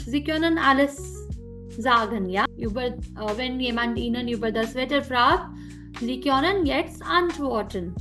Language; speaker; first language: German; non-native, fluent; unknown